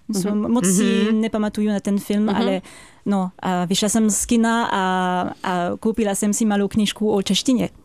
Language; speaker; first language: Czech; non-native, fluent; French